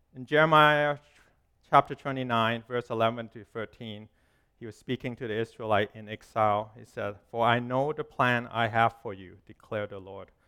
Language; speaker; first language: English; non-native, local second language; Cantonese